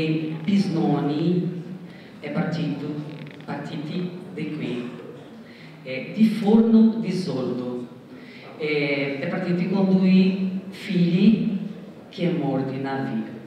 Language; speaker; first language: Italian; non-native, learner; Portuguese